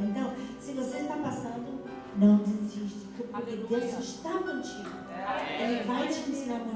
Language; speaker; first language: Portuguese; non-native, fluent; English